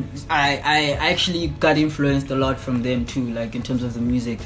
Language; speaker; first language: English; non-native, local second language; Zulu